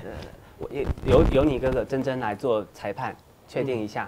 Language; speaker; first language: Chinese; native; Chinese